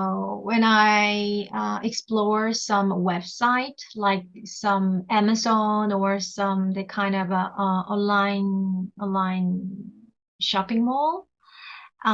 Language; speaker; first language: English; non-native, learner; Korean